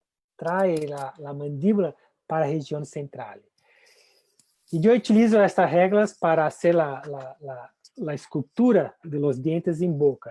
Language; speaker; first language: Spanish; non-native, fluent; Portuguese